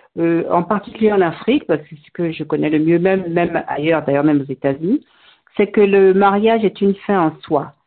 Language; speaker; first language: French; non-native, local second language; Bambara